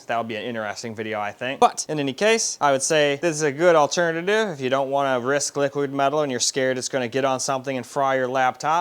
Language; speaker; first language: English; native; English